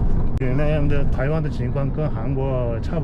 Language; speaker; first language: Chinese; non-native, fluent; Korean